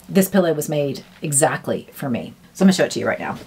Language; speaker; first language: English; native; English